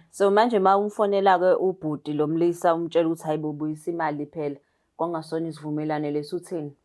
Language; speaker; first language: Zulu; native; Zulu